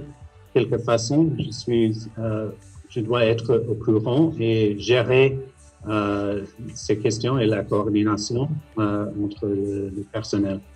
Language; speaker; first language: French; non-native, fluent; English